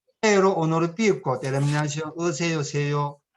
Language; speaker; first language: Spanish; non-native, learner; Korean